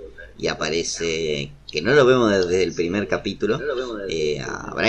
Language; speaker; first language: Spanish; native; Spanish